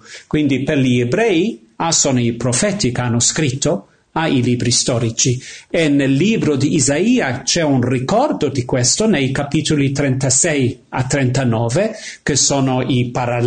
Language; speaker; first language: Italian; non-native, fluent; English